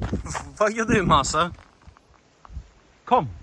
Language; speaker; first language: Swedish; non-native, learner; English